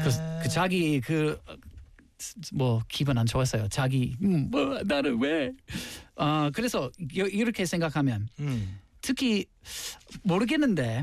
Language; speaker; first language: Korean; non-native, learner; English